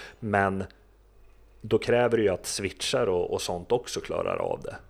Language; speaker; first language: Swedish; native; Swedish